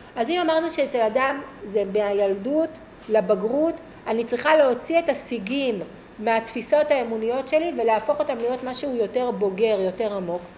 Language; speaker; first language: Hebrew; native; Hebrew